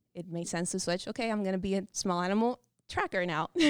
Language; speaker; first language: English; non-native, fluent; Spanish